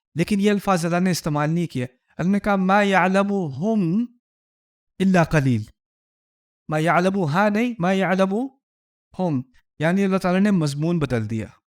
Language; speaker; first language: Urdu; early bilingual, heritage; Urdu